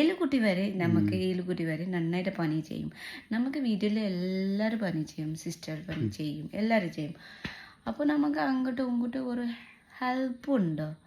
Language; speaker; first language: Malayalam; non-native, learner; Nepali